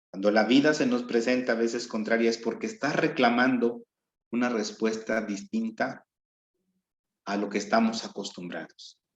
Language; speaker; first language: Spanish; native; Spanish